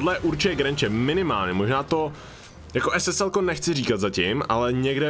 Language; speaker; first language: Czech; native; Czech